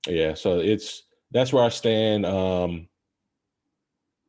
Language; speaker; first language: English; native; English